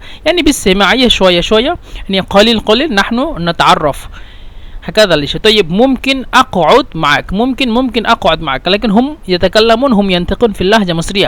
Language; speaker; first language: Arabic; non-native, fluent; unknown